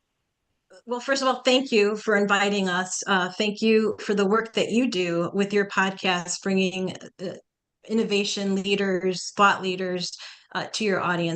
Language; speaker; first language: English; early bilingual, other home language; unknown